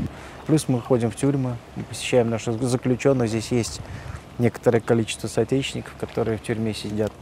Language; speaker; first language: Russian; native; Russian